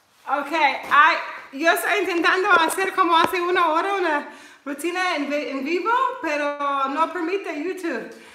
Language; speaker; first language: Spanish; non-native, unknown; English